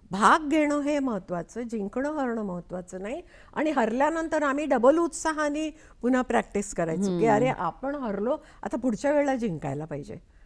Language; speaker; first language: Marathi; non-native, local second language; Konkani